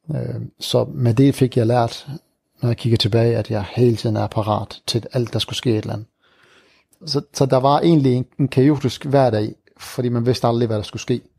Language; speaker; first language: Danish; early bilingual, other home language; Arabic